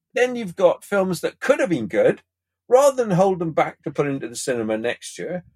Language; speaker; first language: English; native; English